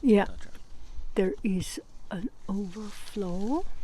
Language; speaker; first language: English; non-native, fluent; Chinese